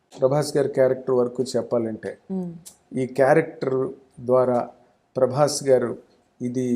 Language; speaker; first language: Telugu; native; Telugu